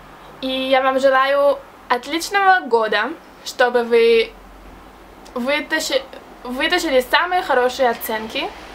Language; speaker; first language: Russian; early bilingual, heritage; Russian